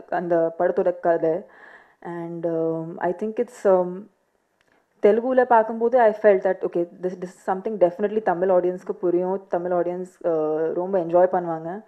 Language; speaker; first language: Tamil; non-native, learner; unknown